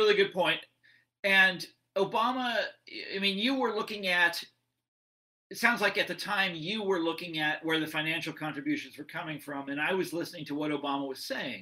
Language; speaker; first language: English; native; English